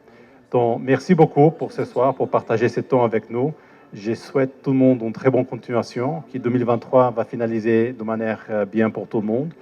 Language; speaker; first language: French; non-native, fluent; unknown